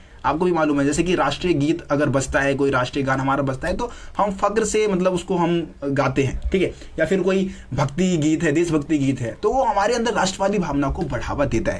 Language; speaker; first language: Hindi; native; Hindi